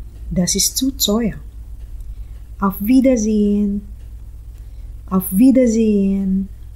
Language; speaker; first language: German; non-native, fluent; Filipino